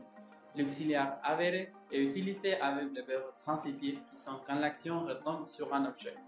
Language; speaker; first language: French; non-native, learner; Spanish